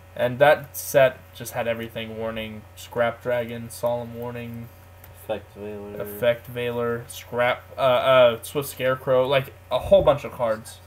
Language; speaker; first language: English; native; English